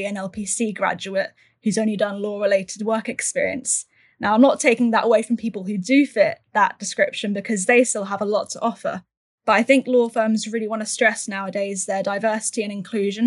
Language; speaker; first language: English; native; English